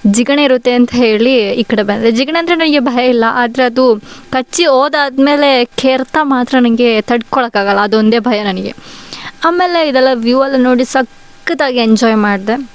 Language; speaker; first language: Kannada; non-native, local second language; Malayalam